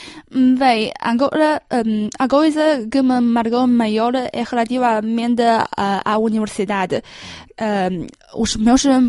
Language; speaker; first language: Portuguese; non-native, fluent; Chinese